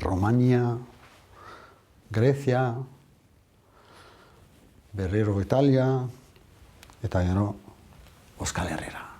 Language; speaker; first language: Basque; non-native, learner; Arabic